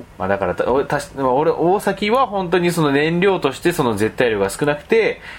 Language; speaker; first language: Japanese; early bilingual, heritage; Japanese